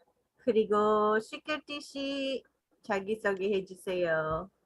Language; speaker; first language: Korean; non-native, learner; English